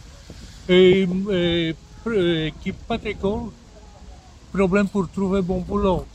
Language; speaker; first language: French; non-native, learner; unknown